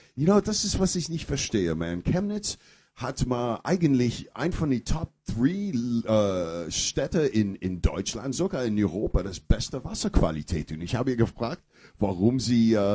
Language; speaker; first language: German; non-native, fluent; English